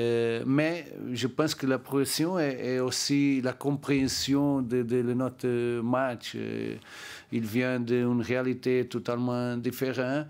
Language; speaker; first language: French; non-native, learner; Portuguese